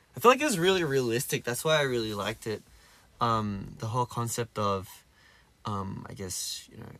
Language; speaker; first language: English; early bilingual, other home language; Korean